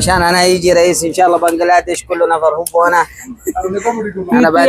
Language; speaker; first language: Arabic; non-native, learner; Bangla